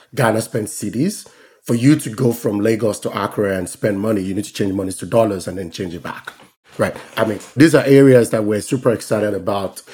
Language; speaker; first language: English; non-native, local second language; Yoruba